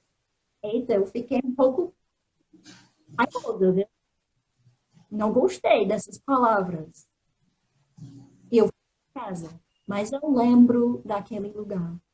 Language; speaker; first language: Portuguese; non-native, fluent; English